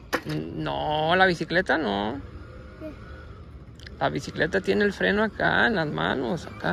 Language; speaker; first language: Spanish; native; Spanish